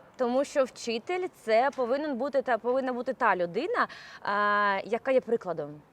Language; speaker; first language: Ukrainian; native; Ukrainian